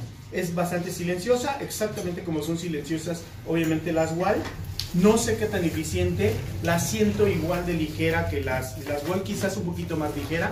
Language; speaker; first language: Spanish; native; Spanish